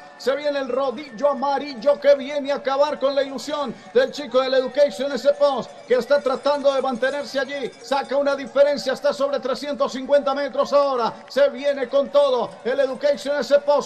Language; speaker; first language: Spanish; native; Spanish